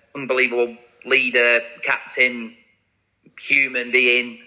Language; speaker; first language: English; native; English